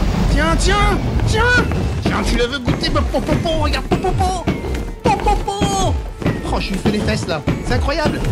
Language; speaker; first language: French; native; French